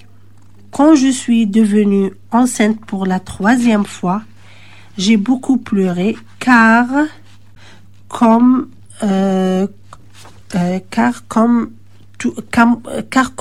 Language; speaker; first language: French; non-native, local second language; Arabic